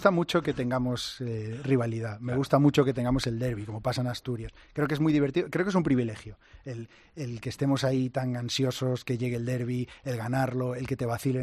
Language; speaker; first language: Spanish; native; Spanish